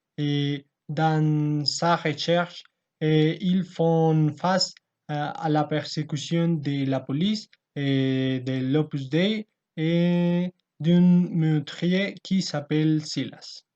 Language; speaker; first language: French; non-native, learner; Spanish